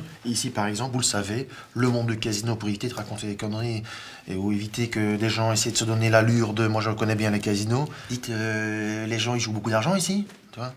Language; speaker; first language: French; native; French